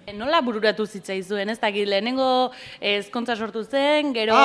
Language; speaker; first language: Basque; native; Basque